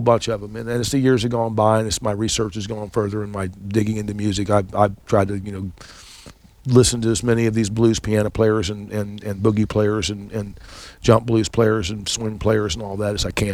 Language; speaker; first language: English; native; English